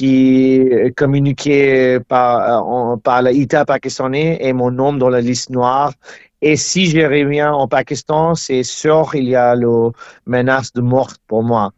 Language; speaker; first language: French; non-native, learner; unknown